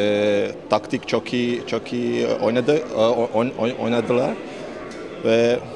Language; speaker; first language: Turkish; non-native, learner; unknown